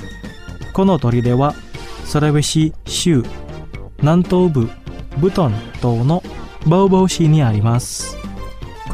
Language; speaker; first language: Japanese; non-native, fluent; Indonesian